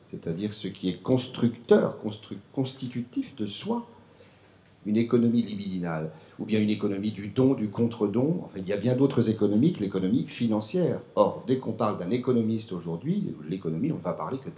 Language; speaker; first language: French; native; French